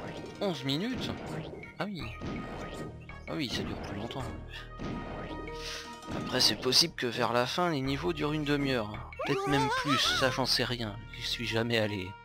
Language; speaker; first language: French; native; French